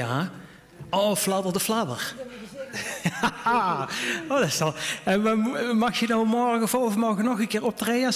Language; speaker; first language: Dutch; native; Dutch